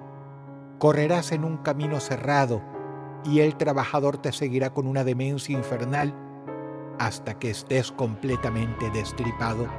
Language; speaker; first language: Spanish; native; Spanish